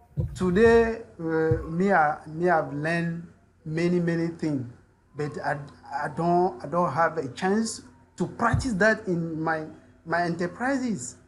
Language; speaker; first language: English; non-native, learner; French